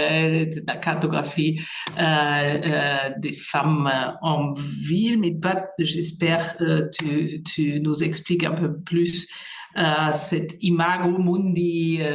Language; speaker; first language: French; non-native, fluent; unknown